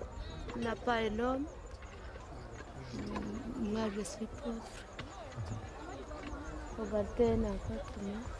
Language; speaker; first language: French; non-native, learner; Kinyarwanda